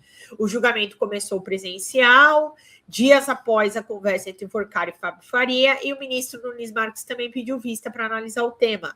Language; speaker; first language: Portuguese; native; Portuguese